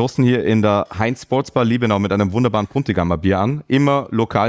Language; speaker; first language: German; native; German